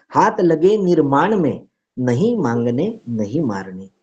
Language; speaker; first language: Hindi; non-native, local second language; Marathi